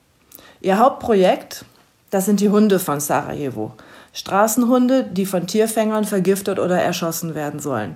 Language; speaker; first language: German; native; German